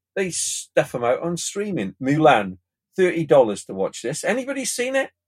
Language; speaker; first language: English; native; English